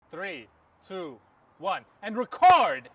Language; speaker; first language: English; native; English